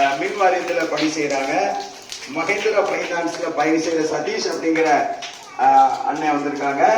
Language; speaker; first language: Tamil; native; Tamil